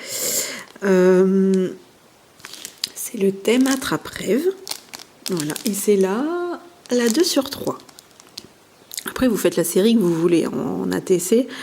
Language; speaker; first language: French; native; French